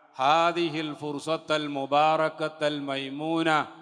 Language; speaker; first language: Arabic; non-native, fluent; Malayalam